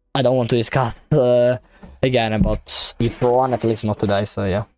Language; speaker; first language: English; non-native, fluent; Italian